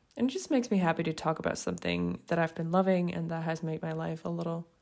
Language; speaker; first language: English; non-native, fluent; Swiss German